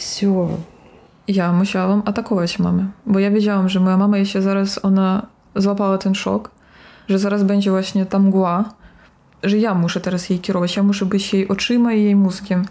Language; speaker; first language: Polish; non-native, fluent; Russian